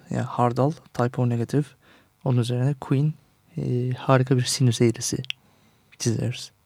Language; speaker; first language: Turkish; native; Turkish